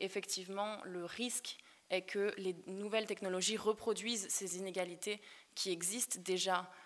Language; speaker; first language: French; native; French